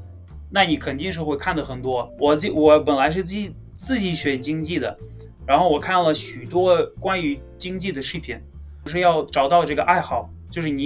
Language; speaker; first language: Chinese; non-native, fluent; Russian